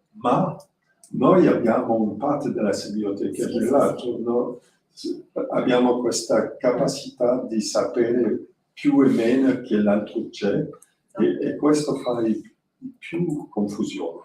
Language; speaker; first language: Italian; non-native, learner; French